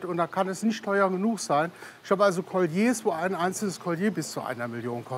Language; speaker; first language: German; native; German